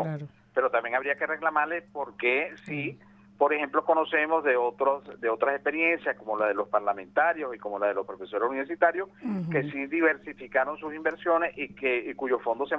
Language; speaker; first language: Spanish; native; Spanish